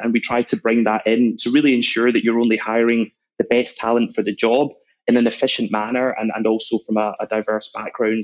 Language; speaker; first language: English; native; English